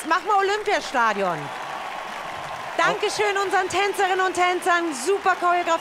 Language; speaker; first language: German; native; German